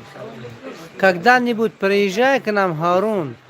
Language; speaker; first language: Russian; non-native, fluent; Tajik